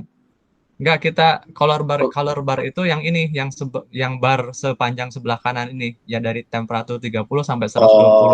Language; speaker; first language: Indonesian; native; Indonesian